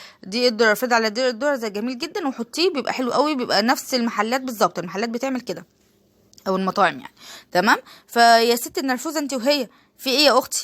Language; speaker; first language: Arabic; native; Arabic